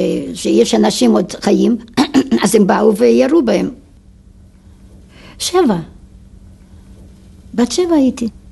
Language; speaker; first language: Hebrew; non-native, fluent; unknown